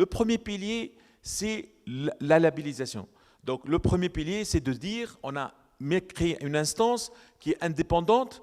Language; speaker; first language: French; non-native, local second language; Arabic